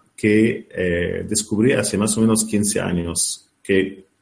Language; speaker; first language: Spanish; non-native, fluent; Arabic